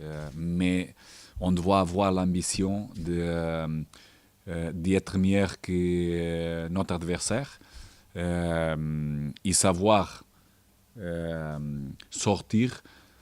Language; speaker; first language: French; non-native, learner; Portuguese